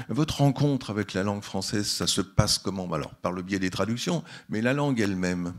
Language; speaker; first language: French; native; French